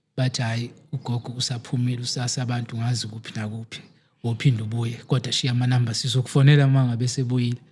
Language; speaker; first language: Zulu; native; Zulu